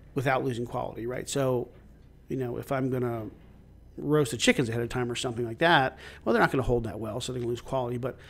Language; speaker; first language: English; native; English